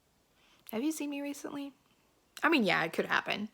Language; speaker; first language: English; native; English